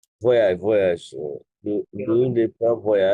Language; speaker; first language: French; non-native, learner; Bangla